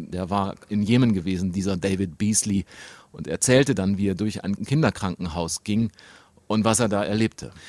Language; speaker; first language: German; native; German